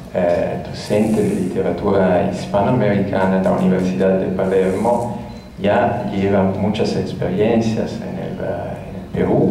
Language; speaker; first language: Spanish; non-native, fluent; Italian